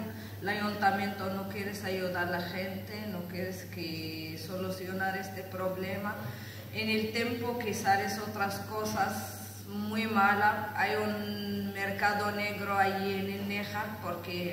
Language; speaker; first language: Spanish; non-native, learner; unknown